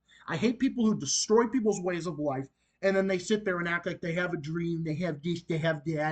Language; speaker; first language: English; native; English